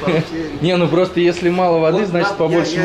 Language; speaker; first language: Russian; native; Russian